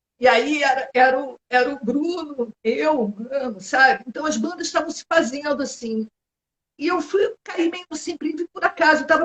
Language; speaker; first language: Portuguese; native; Portuguese